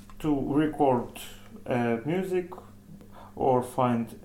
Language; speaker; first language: English; non-native, learner; Ukrainian